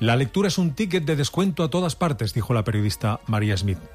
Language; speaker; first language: Spanish; native; Spanish